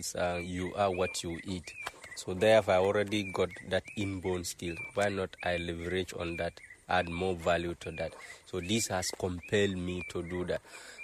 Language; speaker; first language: English; non-native, local second language; Mandingo